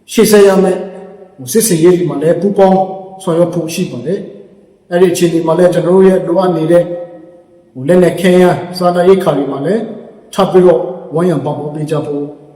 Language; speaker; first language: Burmese; non-native, local second language; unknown